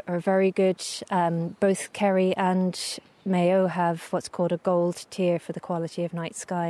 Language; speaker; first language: English; native; English